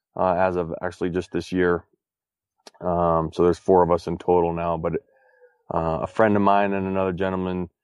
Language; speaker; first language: English; native; English